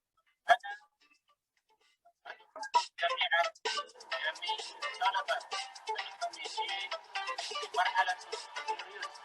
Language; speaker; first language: Arabic; non-native, learner; Indonesian